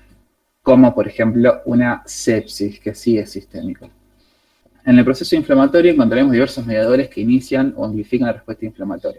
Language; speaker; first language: Spanish; native; Spanish